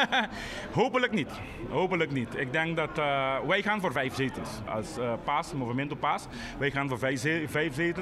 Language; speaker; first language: Dutch; non-native, local second language; Papiamento